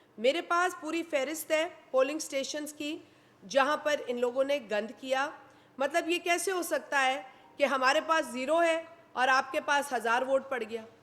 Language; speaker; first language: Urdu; non-native, local second language; Sindhi